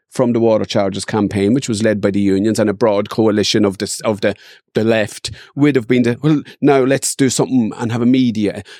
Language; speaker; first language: English; native; English